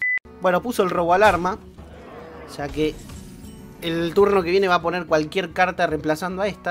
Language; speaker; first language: Spanish; native; Spanish